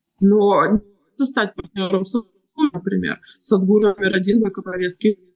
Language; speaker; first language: Russian; native; Russian